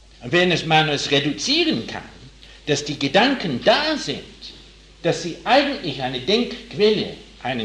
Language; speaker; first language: German; non-native, fluent; English